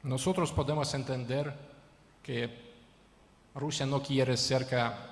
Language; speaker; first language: Spanish; non-native, fluent; Ukrainian